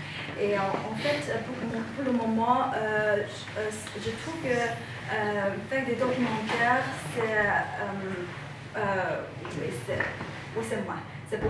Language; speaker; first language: French; non-native, fluent; Chinese